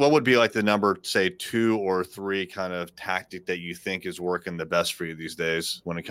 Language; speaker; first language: English; native; English